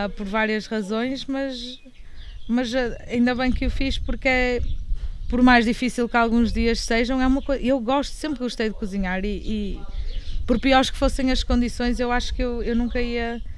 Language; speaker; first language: Portuguese; native; Portuguese